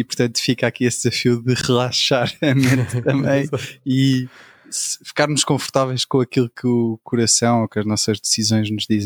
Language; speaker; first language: Portuguese; native; Portuguese